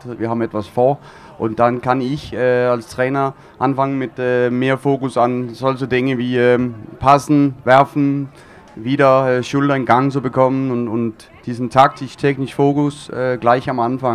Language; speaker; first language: German; non-native, fluent; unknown